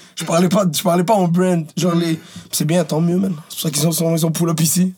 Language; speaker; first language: French; early bilingual, other home language; Arabic